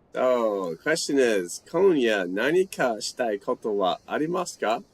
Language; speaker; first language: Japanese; non-native, learner; English